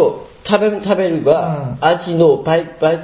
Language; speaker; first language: Japanese; non-native, learner; Burmese